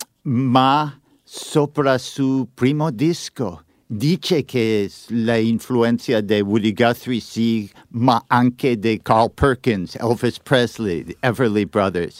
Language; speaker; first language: Italian; non-native, learner; English